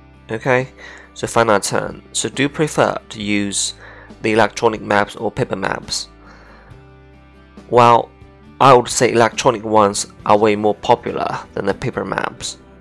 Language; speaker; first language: English; non-native, fluent; Chinese